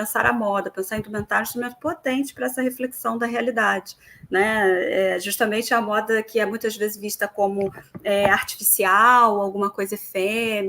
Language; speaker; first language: Portuguese; native; Portuguese